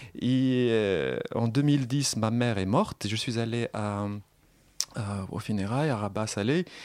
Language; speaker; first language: French; non-native, local second language; Arabic